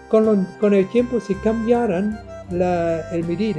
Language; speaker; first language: Spanish; non-native, learner; German